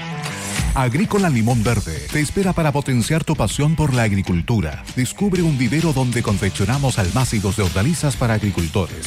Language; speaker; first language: Spanish; native; Spanish